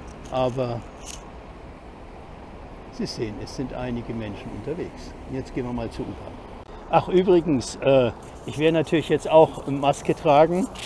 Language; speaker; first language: German; native; German